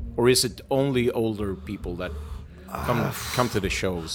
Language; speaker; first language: English; non-native, fluent; Swedish